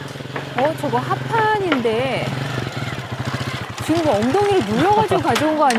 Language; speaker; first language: Korean; native; Korean